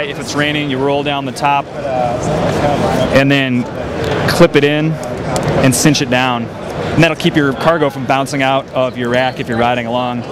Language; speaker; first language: English; native; English